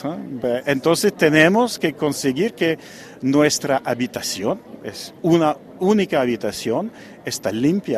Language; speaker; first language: Spanish; non-native, fluent; French